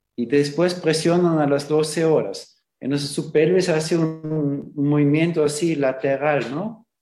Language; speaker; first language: Spanish; non-native, fluent; German